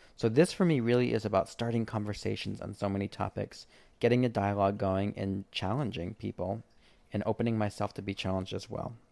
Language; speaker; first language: English; native; English